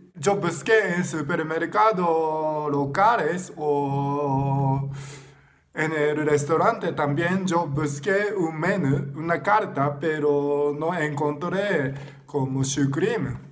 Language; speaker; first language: Spanish; non-native, learner; Japanese